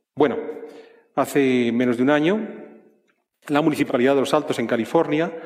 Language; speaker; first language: Spanish; native; Spanish